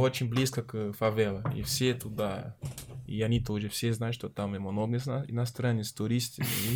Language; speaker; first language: Russian; non-native, learner; Portuguese